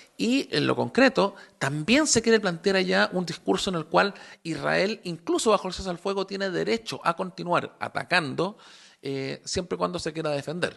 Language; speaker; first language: Spanish; native; Spanish